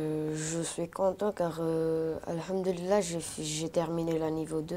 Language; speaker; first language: French; non-native, learner; Urdu